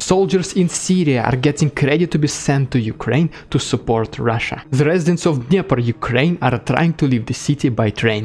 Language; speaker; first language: English; non-native, fluent; Russian